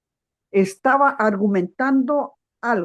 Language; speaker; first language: Spanish; native; Spanish